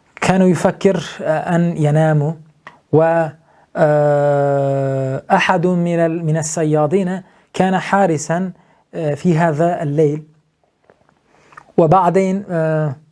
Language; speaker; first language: Arabic; non-native, fluent; Turkish